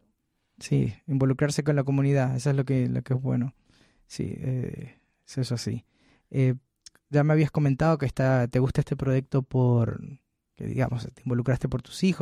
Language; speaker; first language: Spanish; native; Spanish